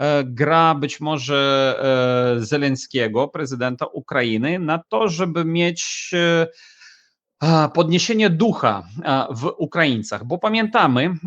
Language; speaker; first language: Polish; non-native, fluent; Ukrainian